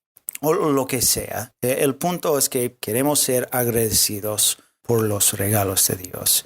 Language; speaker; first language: Spanish; non-native, fluent; English